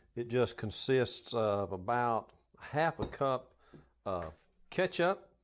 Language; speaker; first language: English; native; English